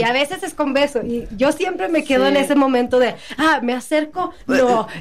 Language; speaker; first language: Spanish; non-native, fluent; Swedish